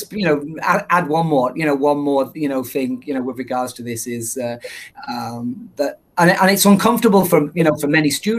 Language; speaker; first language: English; native; English